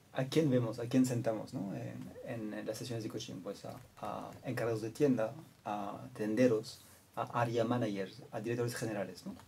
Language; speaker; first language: Spanish; non-native, fluent; French